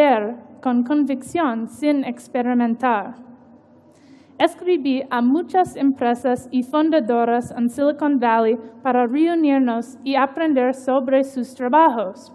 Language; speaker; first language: Spanish; non-native, learner; English